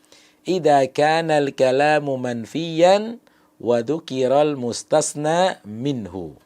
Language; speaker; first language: Arabic; non-native, fluent; Indonesian